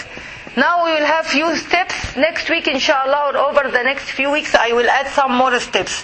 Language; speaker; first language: English; non-native, fluent; Arabic